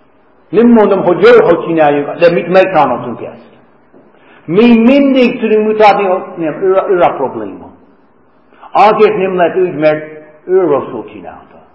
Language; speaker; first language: Hungarian; non-native, fluent; English